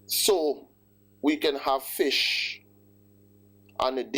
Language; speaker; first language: English; native; English